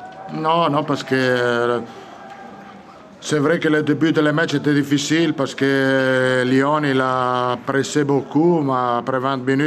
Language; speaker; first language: French; non-native, fluent; Italian